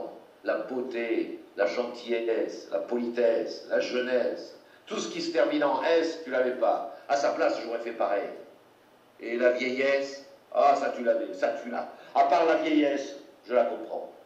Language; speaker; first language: French; native; French